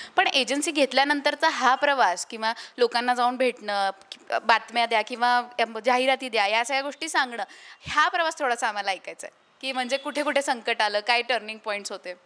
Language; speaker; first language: Marathi; native; Marathi